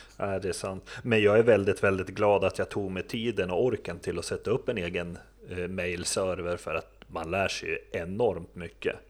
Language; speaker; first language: Swedish; native; Swedish